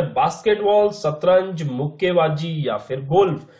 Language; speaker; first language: Hindi; native; Hindi